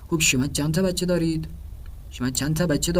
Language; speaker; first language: Persian; non-native, fluent; Urdu